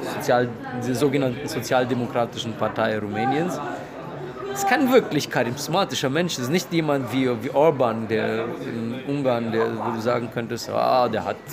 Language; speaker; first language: German; non-native, fluent; Romanian